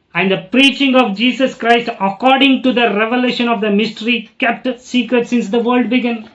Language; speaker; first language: English; non-native, local second language; Tamil